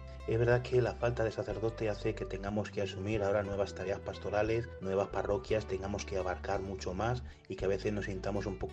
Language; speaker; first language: Spanish; native; Spanish